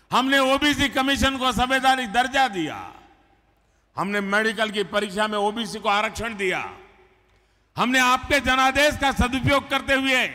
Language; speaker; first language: Hindi; non-native, local second language; Gujarati